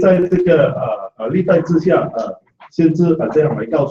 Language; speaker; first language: Chinese; native; Chinese